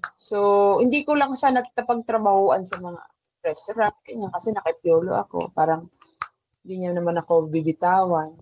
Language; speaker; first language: Filipino; native; Filipino